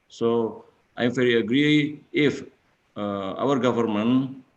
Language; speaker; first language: English; non-native, fluent; Indonesian